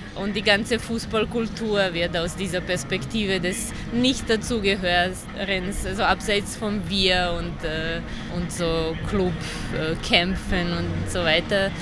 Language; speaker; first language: German; non-native, fluent; Serbian